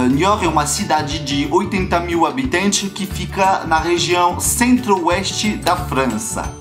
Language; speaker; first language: Portuguese; non-native, fluent; French